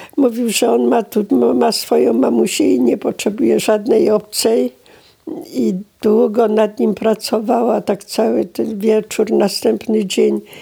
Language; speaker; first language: Polish; native; Polish